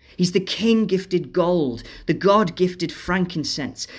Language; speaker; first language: English; native; English